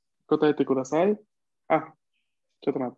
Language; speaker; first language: Japanese; non-native, fluent; Spanish